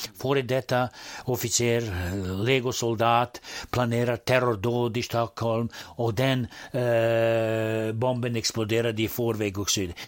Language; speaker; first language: Swedish; non-native, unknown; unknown